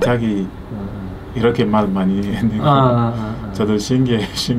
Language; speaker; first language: Korean; non-native, learner; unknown